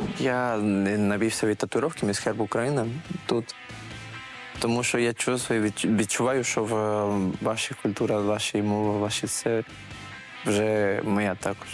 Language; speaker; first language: Ukrainian; non-native, fluent; Uzbek